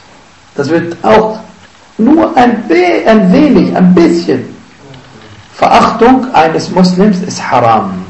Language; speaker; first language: German; non-native, fluent; Arabic